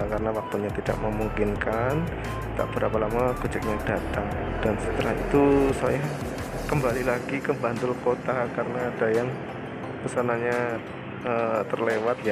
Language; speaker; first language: Indonesian; non-native, local second language; Javanese